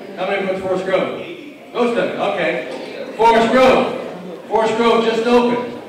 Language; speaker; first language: English; native; English